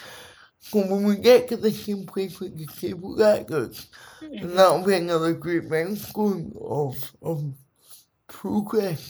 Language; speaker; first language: English; native; English